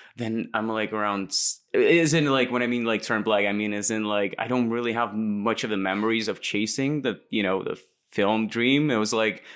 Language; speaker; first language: English; non-native, fluent; Latvian